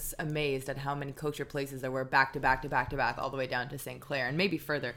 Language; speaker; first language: English; native; English